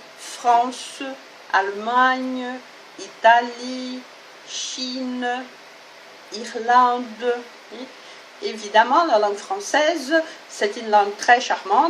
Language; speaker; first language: French; non-native, fluent; Portuguese